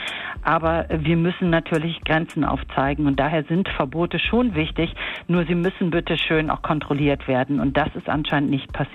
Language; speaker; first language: German; native; German